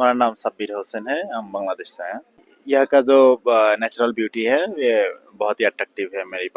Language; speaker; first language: Hindi; non-native, learner; Bangla